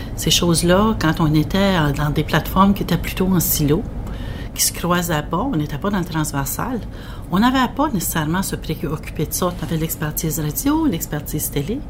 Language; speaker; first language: French; native; French